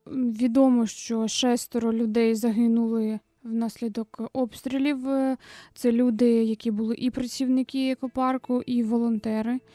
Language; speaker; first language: Ukrainian; native; Ukrainian